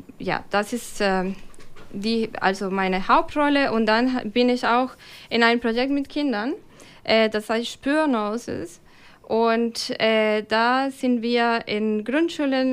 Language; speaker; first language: German; non-native, fluent; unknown